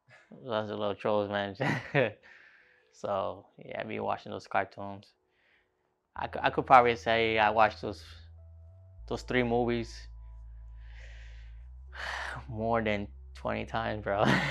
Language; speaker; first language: English; non-native, fluent; Spanish